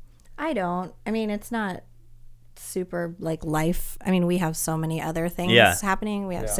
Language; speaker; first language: English; native; English